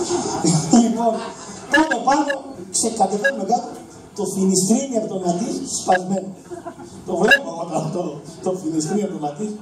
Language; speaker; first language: Greek; native; Greek